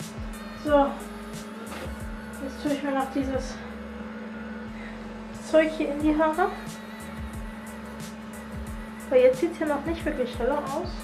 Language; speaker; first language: German; native; German